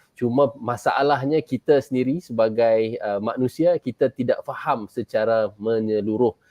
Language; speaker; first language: Malay; native; Malay